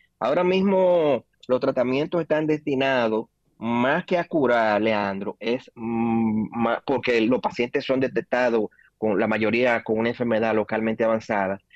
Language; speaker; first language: Spanish; native; Spanish